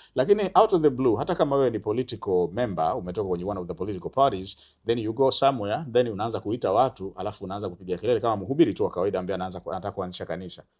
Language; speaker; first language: Swahili; native; Swahili